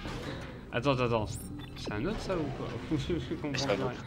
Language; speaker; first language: French; native; French